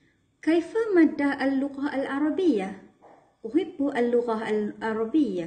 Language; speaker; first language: Arabic; non-native, learner; Malay